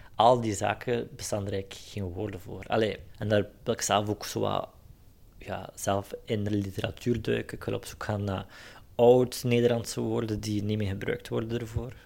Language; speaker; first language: Dutch; native; Dutch